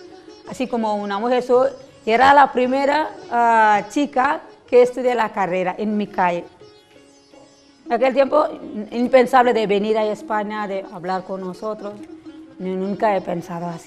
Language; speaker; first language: Spanish; non-native, learner; Telugu